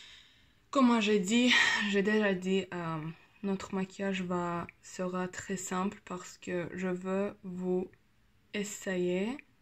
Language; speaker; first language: French; non-native, learner; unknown